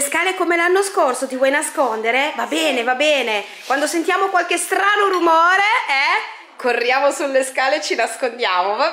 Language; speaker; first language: Italian; native; Italian